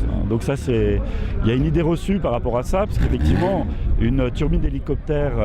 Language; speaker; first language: French; native; French